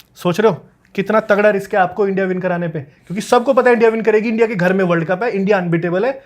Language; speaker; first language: Hindi; native; Hindi